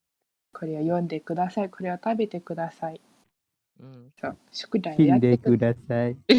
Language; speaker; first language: Japanese; non-native, fluent; Malay